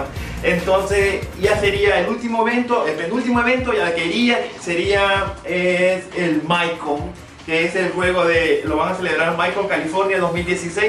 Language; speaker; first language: Spanish; early bilingual, other home language; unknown